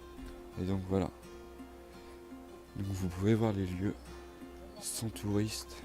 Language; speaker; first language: French; native; French